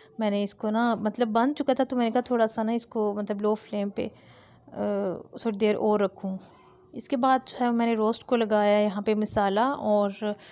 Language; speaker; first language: Hindi; native; Hindi